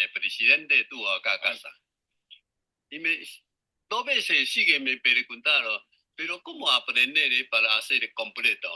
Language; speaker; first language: Spanish; non-native, learner; Chinese